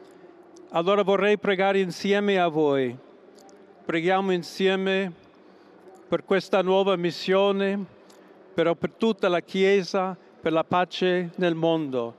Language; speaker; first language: Italian; non-native, fluent; English